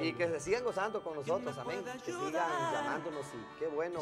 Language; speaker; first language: Spanish; native; Spanish